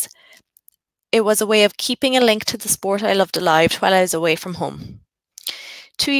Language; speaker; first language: English; native; English